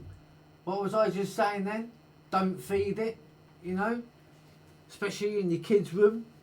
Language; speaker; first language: English; native; English